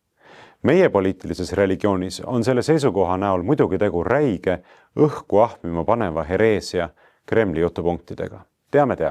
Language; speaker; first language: Estonian; native; Estonian